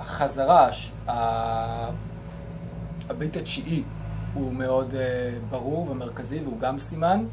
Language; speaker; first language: Hebrew; native; Hebrew